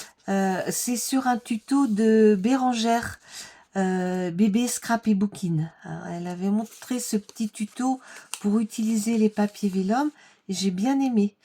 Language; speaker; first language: French; native; French